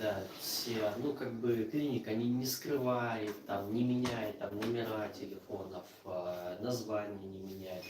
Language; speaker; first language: Russian; native; Russian